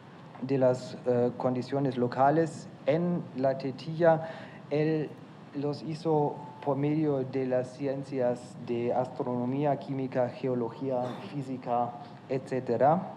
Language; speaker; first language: Spanish; non-native, fluent; German